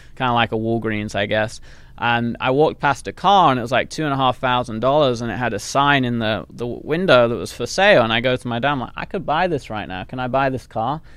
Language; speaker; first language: English; native; English